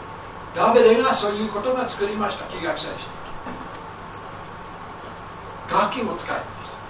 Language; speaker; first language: Japanese; non-native, fluent; English